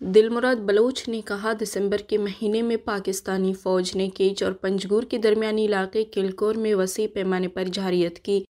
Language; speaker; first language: Urdu; non-native, local second language; Baluchi